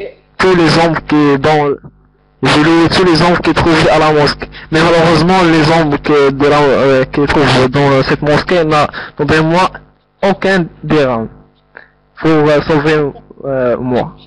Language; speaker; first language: French; non-native, learner; Arabic